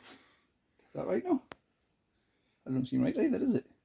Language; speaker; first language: English; native; English